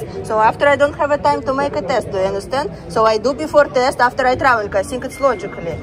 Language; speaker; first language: English; non-native, learner; Russian